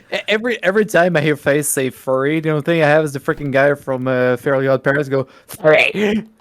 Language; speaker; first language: English; native; English